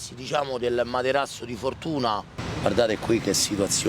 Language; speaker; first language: Italian; native; Italian